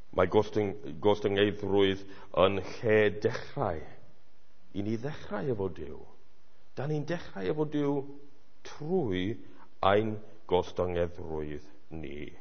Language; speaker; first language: Welsh; non-native, fluent; English